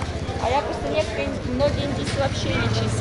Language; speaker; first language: Russian; native; Russian